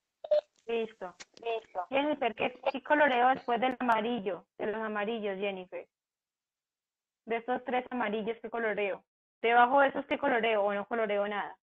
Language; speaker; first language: Spanish; native; Spanish